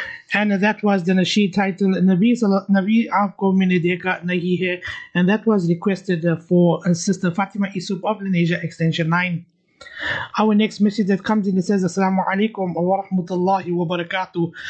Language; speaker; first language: English; native; English